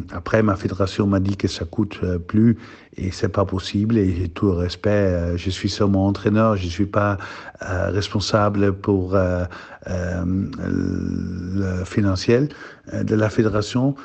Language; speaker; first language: French; non-native, fluent; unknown